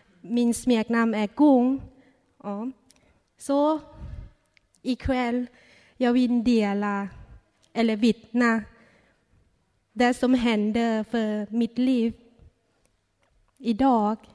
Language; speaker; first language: Swedish; non-native, learner; Thai